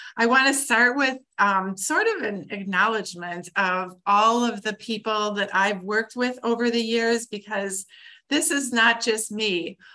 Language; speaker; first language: English; native; English